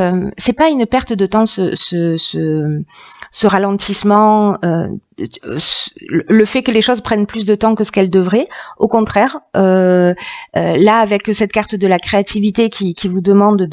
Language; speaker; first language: French; native; French